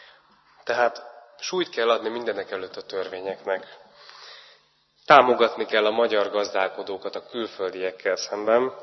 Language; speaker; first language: Hungarian; native; Hungarian